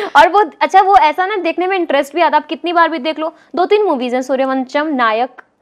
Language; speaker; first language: Hindi; native; Hindi